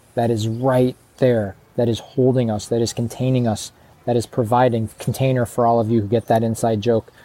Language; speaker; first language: English; native; English